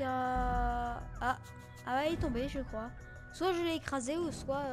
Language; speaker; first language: French; native; French